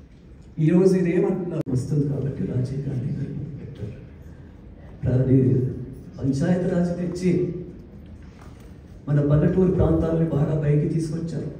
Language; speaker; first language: Telugu; native; Telugu